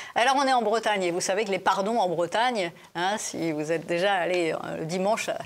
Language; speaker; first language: French; native; French